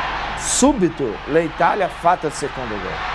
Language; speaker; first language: Italian; non-native, fluent; Portuguese